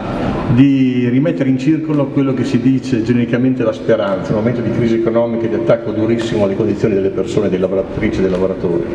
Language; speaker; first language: Italian; native; Italian